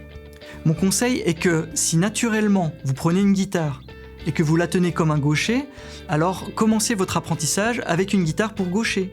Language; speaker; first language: French; native; French